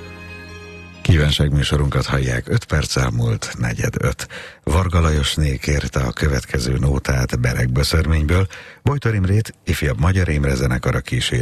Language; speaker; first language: Hungarian; native; Hungarian